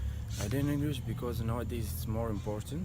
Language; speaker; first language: English; non-native, learner; Arabic